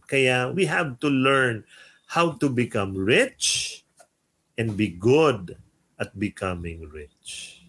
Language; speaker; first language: English; non-native, local second language; Filipino